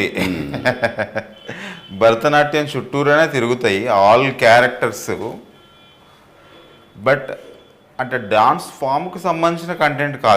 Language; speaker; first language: Telugu; native; Telugu